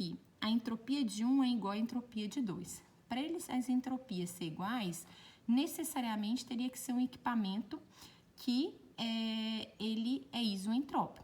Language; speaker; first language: Portuguese; native; Portuguese